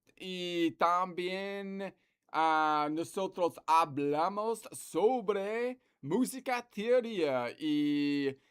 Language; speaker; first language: Spanish; non-native, learner; English